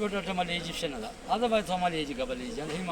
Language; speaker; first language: Arabic; non-native, learner; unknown